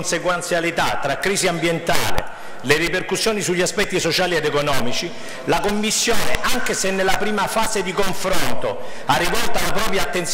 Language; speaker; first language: Italian; native; Italian